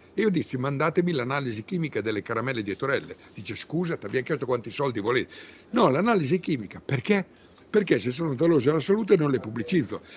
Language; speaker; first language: Italian; native; Italian